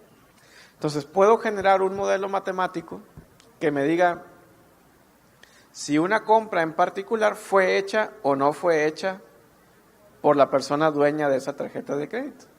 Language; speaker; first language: Spanish; native; Spanish